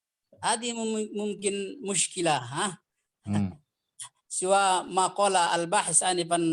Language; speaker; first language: Arabic; non-native, fluent; Indonesian